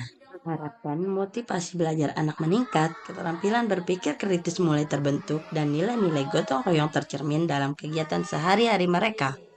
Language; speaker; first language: Indonesian; native; Indonesian